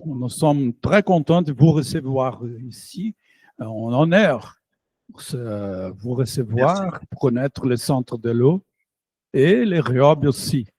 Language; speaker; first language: French; non-native, learner; Portuguese